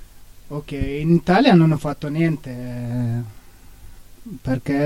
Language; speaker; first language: Italian; non-native, learner; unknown